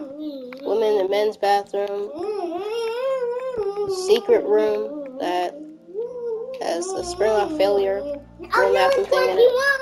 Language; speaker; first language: English; native; English